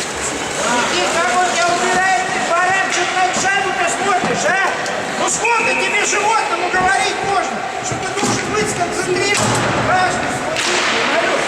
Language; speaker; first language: Russian; native; Russian